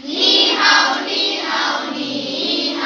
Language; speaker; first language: Chinese; non-native, learner; Nepali